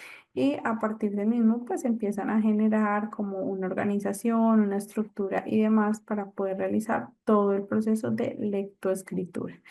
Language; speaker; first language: Spanish; native; Spanish